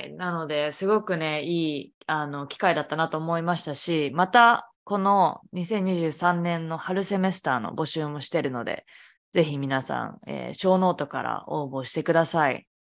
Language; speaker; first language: Japanese; native; Japanese